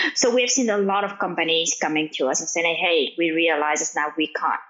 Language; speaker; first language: English; non-native, fluent; Vietnamese